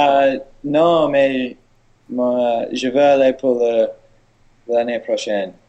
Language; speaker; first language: French; non-native, learner; English